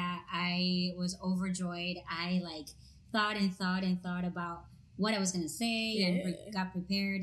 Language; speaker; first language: English; non-native, fluent; Spanish